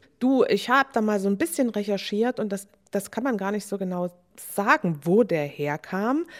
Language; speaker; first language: German; native; German